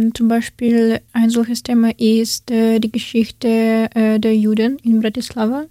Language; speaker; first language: German; non-native, learner; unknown